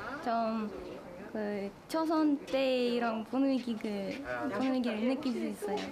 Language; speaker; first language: Korean; non-native, learner; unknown